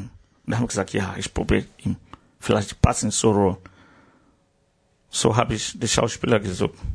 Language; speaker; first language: German; non-native, learner; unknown